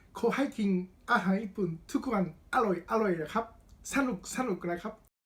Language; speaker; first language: Thai; non-native, learner; Japanese